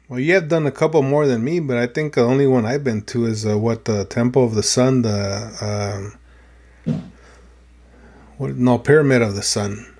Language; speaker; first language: English; early bilingual, other home language; Spanish